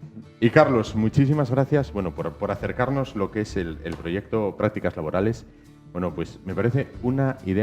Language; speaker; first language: Spanish; native; Spanish